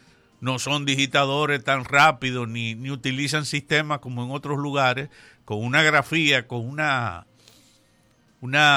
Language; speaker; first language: Spanish; native; Spanish